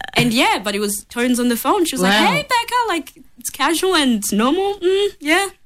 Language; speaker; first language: English; early bilingual, other home language; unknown